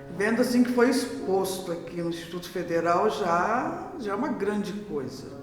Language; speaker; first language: Portuguese; native; Portuguese